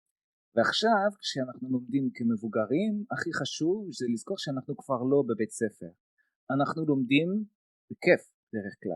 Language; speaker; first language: Hebrew; non-native, fluent; French